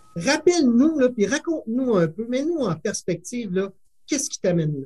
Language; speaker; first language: French; native; French